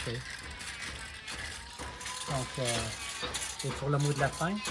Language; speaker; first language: French; native; French